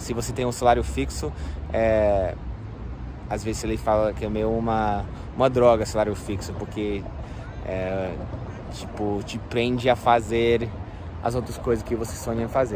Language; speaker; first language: Portuguese; non-native, fluent; English